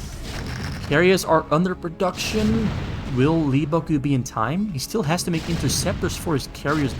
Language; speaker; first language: English; native; English